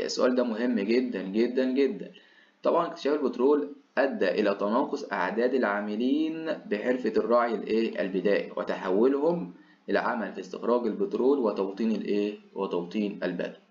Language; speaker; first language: Arabic; native; Arabic